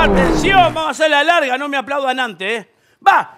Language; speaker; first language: Spanish; native; Spanish